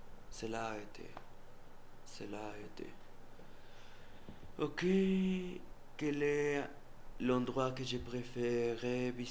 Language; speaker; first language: French; non-native, learner; Spanish